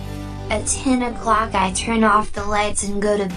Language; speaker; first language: English; non-native, learner; Vietnamese